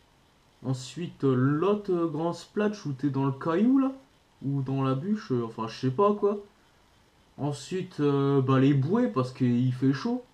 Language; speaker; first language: French; native; French